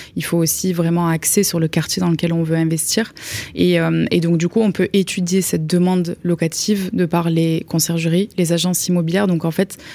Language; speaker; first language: French; native; French